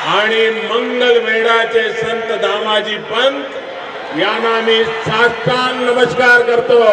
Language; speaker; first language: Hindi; non-native, local second language; Gujarati